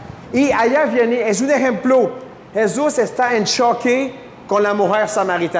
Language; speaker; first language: Spanish; non-native, fluent; French